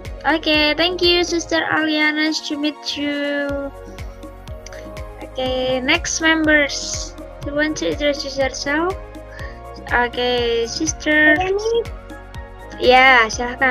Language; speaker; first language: English; non-native, learner; Indonesian